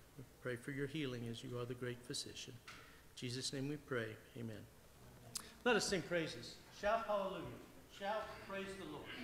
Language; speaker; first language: English; native; English